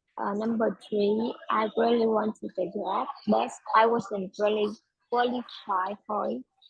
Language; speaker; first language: English; non-native, learner; Vietnamese